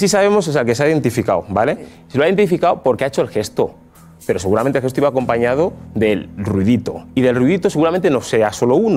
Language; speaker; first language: Spanish; native; Spanish